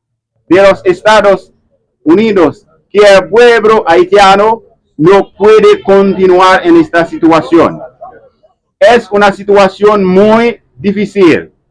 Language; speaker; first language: Spanish; non-native, learner; Haitian Creole